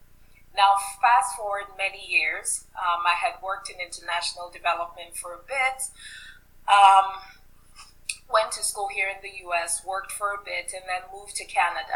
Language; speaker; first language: English; non-native, local second language; Yoruba